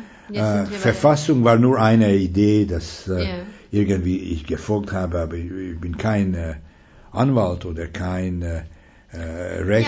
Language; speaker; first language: German; non-native, fluent; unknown